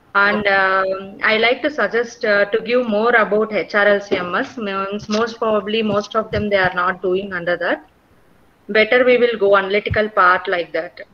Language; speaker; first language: English; non-native, local second language; Telugu